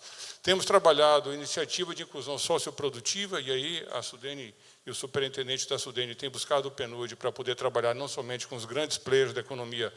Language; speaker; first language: Portuguese; native; Portuguese